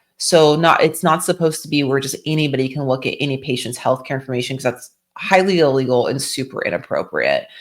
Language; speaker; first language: English; native; English